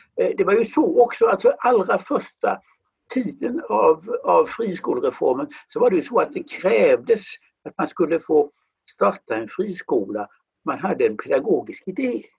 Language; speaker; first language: Swedish; native; Swedish